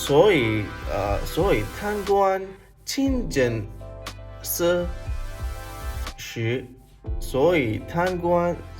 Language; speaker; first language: Chinese; non-native, learner; English